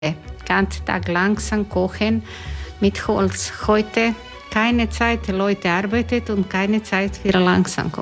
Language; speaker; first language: German; non-native, learner; Croatian